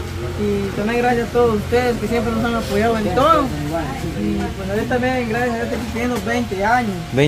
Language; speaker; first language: Spanish; native; Spanish